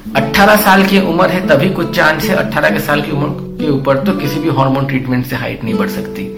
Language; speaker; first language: Hindi; native; Hindi